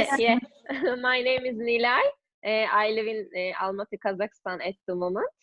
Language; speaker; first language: English; non-native, learner; Turkish